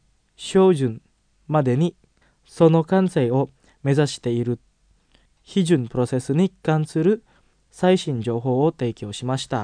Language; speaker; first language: Japanese; non-native, fluent; Indonesian